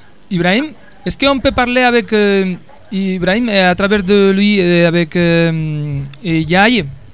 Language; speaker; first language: French; non-native, fluent; Spanish